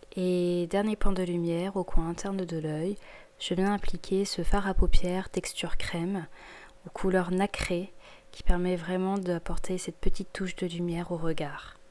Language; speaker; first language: French; native; French